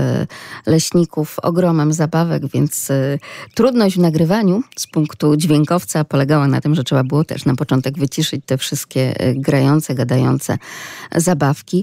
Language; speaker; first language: Polish; native; Polish